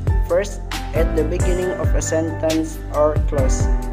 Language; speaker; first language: English; non-native, learner; Indonesian